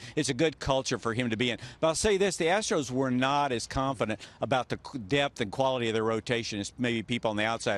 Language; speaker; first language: English; native; English